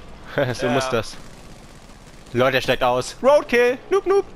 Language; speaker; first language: German; native; German